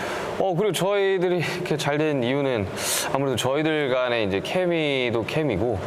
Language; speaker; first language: Korean; native; Korean